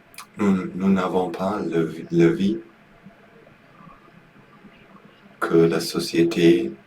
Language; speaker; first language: French; non-native, learner; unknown